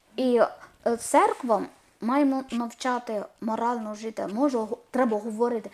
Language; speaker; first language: Ukrainian; non-native, learner; Malayalam